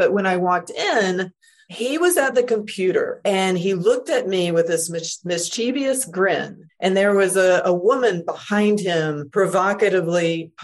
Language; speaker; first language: English; native; English